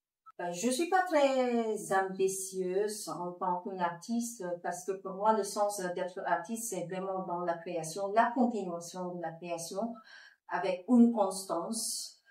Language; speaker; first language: French; non-native, fluent; Filipino